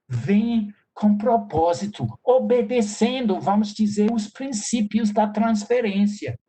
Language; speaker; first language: Portuguese; non-native, fluent; English